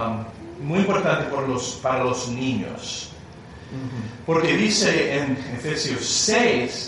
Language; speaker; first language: Spanish; non-native, learner; English